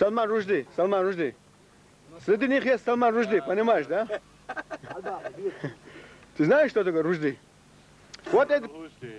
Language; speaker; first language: Russian; non-native, local second language; Chechen